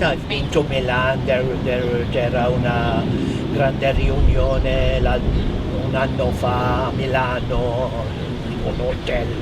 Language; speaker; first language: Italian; non-native, fluent; Maltese